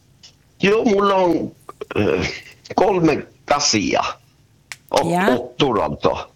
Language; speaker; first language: Finnish; early bilingual, heritage; Swedish